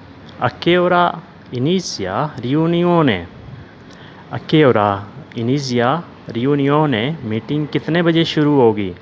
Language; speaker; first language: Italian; non-native, learner; Urdu